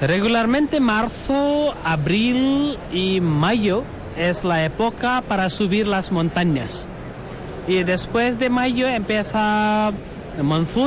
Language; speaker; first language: Spanish; non-native, learner; Nepali